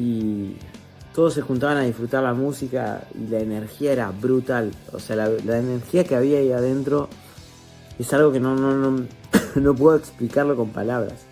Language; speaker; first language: Spanish; native; Spanish